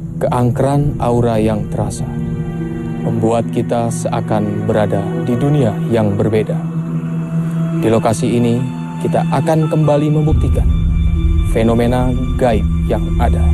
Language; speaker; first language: Indonesian; native; Indonesian